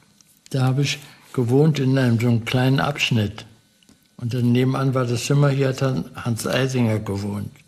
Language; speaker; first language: German; early bilingual, heritage; German